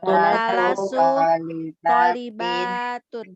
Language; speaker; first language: Arabic; non-native, learner; Indonesian